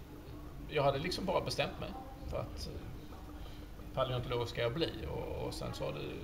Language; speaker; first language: Swedish; native; Swedish